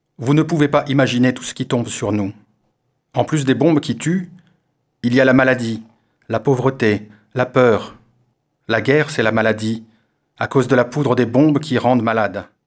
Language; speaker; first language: French; non-native, learner; Armenian